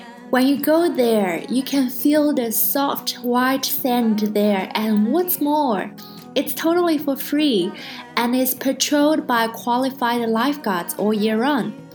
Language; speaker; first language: English; non-native, fluent; Chinese